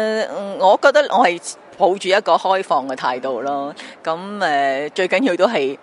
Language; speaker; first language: Chinese; native; Chinese